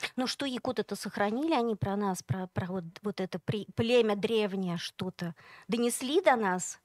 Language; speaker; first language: Russian; native; Russian